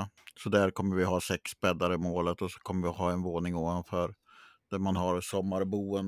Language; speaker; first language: Swedish; native; Swedish